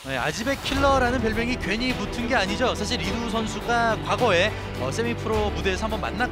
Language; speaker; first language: Korean; native; Korean